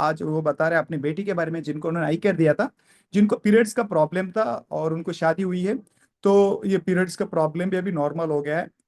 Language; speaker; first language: Hindi; non-native, local second language; Kannada